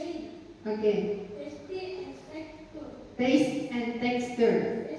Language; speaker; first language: English; non-native, learner; Indonesian